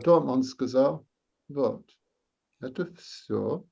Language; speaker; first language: Russian; non-native, learner; English